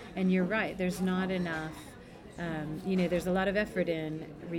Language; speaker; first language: English; native; English